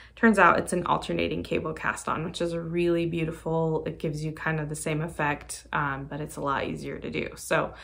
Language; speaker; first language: English; native; English